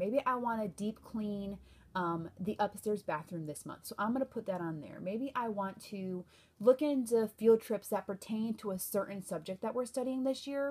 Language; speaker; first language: English; native; English